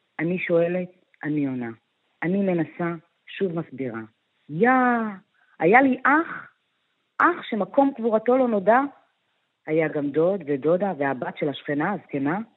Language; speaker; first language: Hebrew; early bilingual, other home language; Amharic